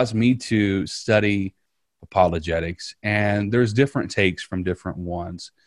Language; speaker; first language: English; native; English